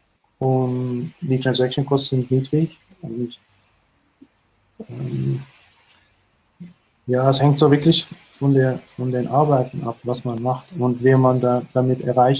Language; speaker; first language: German; non-native, fluent; Dutch